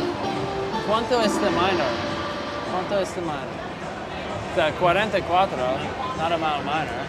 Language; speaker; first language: Spanish; non-native, learner; English